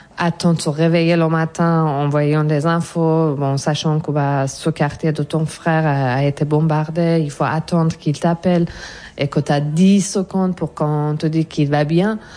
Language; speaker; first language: French; non-native, fluent; Persian